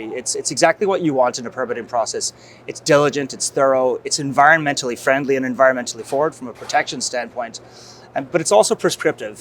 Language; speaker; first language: English; native; English